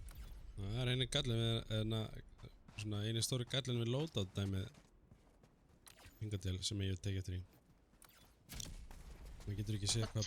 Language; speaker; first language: Icelandic; native; Icelandic